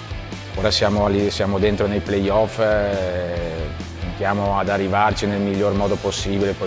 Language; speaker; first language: Italian; native; Italian